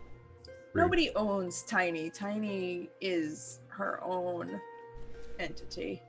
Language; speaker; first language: English; native; English